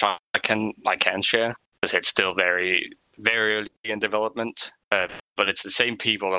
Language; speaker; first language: English; non-native, fluent; Danish